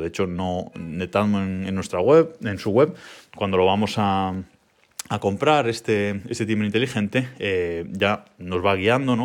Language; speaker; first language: Spanish; native; Spanish